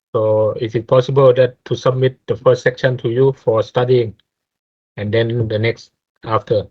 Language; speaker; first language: English; non-native, fluent; Thai